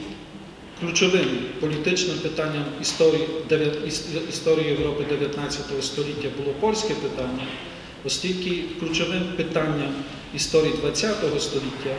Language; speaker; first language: Ukrainian; native; Ukrainian